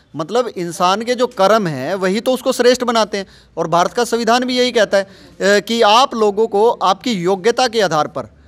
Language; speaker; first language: Hindi; native; Hindi